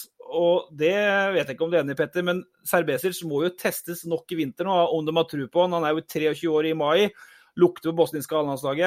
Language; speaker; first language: Norwegian; native; Norwegian